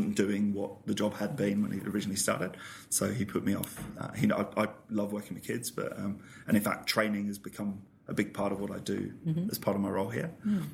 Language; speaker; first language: English; native; English